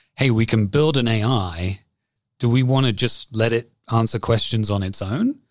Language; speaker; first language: English; native; English